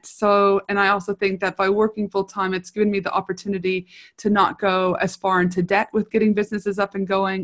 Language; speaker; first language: English; native; English